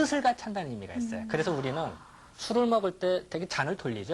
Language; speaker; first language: Korean; native; Korean